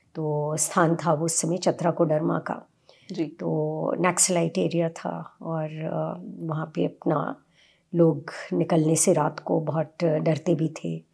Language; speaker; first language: Hindi; native; Hindi